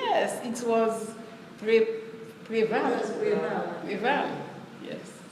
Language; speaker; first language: English; non-native, learner; Haitian Creole